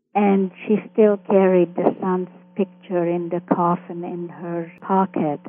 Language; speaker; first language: English; early bilingual, other home language; Hungarian